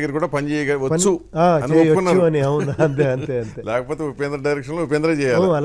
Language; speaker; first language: Telugu; native; Telugu